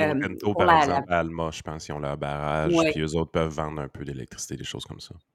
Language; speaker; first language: French; native; French